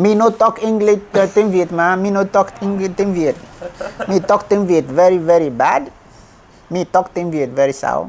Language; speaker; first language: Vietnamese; non-native, fluent; Igbo